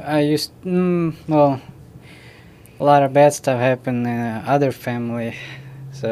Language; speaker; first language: English; non-native, learner; Ukrainian